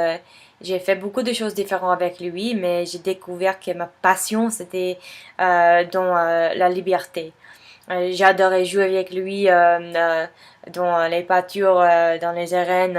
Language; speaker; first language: French; non-native, fluent; English